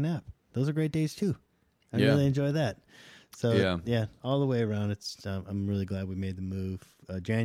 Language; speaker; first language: English; native; English